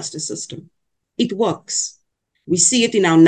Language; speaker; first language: English; non-native, local second language; Afrikaans